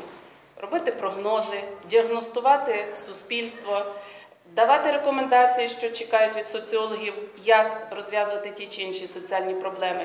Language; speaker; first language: Ukrainian; native; Ukrainian